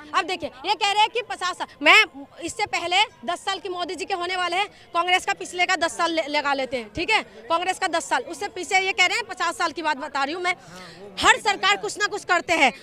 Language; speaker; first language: Hindi; non-native, local second language; Assamese